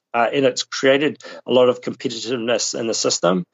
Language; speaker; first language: English; native; English